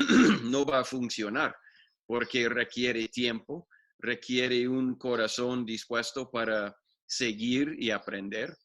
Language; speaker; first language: Spanish; non-native, fluent; English